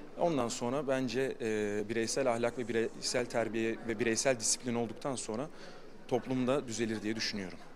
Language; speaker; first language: Turkish; native; Turkish